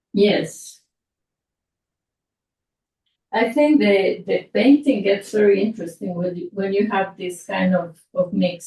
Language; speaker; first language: English; non-native, fluent; Spanish